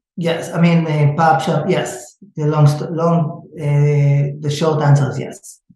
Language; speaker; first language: English; non-native, fluent; Hebrew